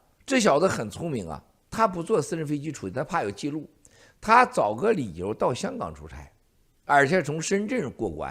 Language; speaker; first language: Chinese; native; Chinese